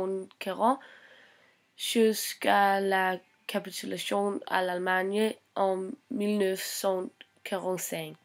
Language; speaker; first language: French; non-native, learner; Norwegian